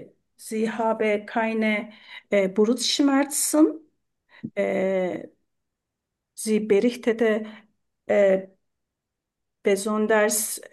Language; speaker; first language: German; non-native, learner; Turkish